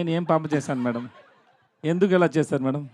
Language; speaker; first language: Telugu; non-native, learner; Tamil